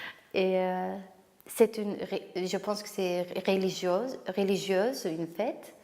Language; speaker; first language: French; non-native, learner; Kurdish